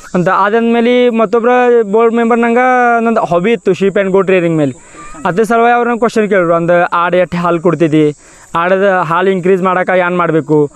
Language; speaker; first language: Kannada; non-native, local second language; Marathi